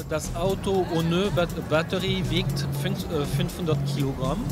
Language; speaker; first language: German; non-native, fluent; French